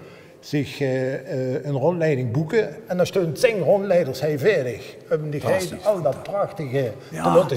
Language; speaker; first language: Dutch; native; Dutch